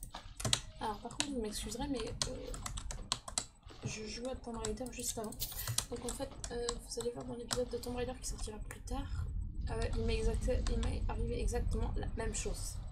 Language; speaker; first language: French; native; French